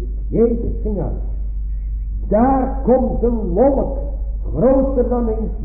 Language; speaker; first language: Dutch; native; Dutch